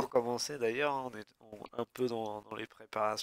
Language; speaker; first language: French; native; French